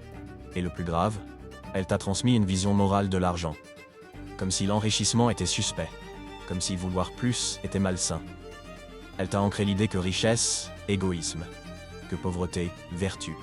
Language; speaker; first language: French; native; French